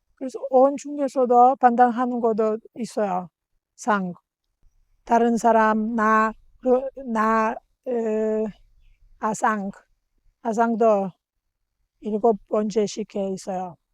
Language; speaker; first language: Korean; non-native, learner; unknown